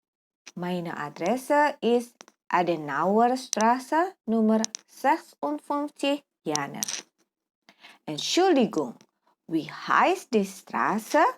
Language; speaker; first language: German; non-native, fluent; Indonesian